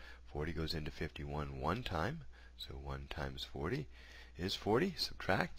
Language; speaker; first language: English; native; English